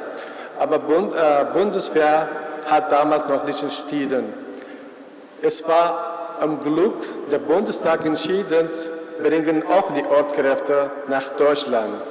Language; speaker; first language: German; non-native, fluent; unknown